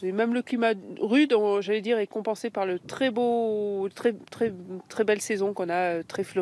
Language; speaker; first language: French; native; French